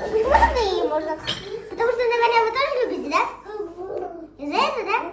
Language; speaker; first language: Russian; non-native, local second language; Kazakh